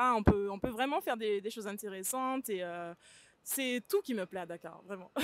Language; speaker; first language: French; native; French